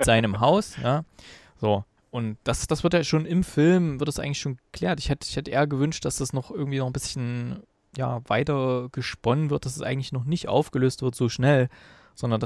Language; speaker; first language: German; native; German